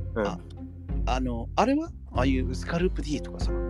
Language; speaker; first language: Japanese; non-native, fluent; English